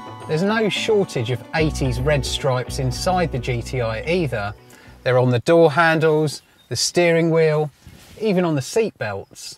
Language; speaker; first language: English; native; English